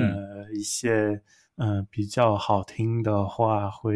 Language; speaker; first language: Chinese; non-native, fluent; English